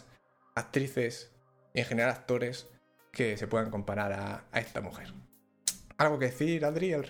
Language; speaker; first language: Spanish; native; Spanish